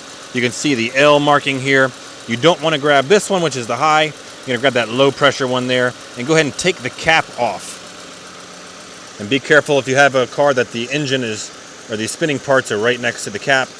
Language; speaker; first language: English; native; English